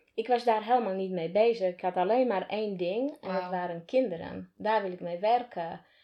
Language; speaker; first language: Dutch; non-native, fluent; Slovak